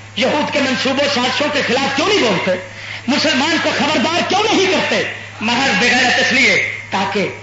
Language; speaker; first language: Urdu; non-native, local second language; Punjabi